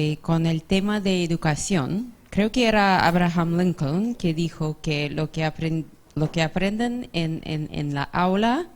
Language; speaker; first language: Spanish; non-native, fluent; English